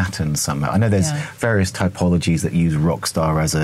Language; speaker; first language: English; native; English